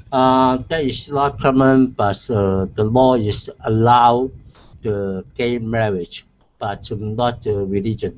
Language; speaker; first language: English; non-native, learner; Chinese